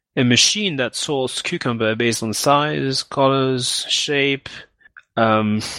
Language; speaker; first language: English; non-native, fluent; French